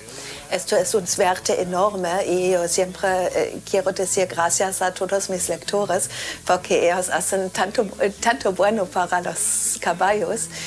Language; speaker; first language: Spanish; non-native, fluent; German